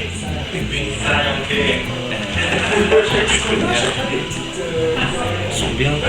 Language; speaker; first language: French; non-native, learner; Turkish